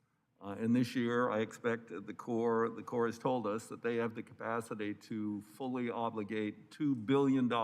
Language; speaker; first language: English; native; English